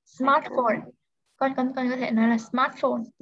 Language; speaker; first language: Vietnamese; native; Vietnamese